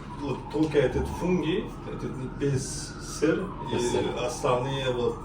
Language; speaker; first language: Russian; non-native, learner; Uzbek